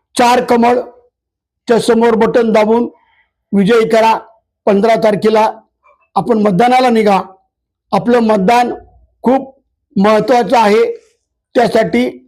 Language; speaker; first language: Marathi; native; Marathi